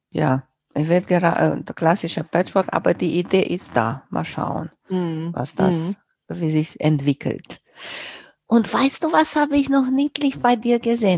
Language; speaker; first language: German; non-native, fluent; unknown